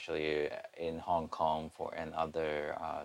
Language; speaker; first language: English; non-native, local second language; Cantonese